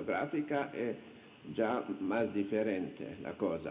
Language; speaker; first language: Spanish; non-native, fluent; Slovenian